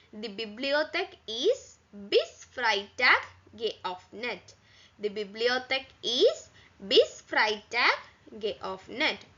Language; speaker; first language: German; non-native, learner; Malayalam